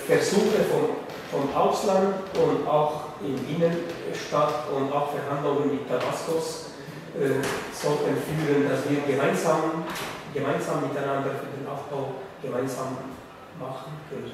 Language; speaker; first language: German; non-native, fluent; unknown